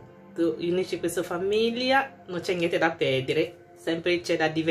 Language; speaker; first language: Italian; non-native, learner; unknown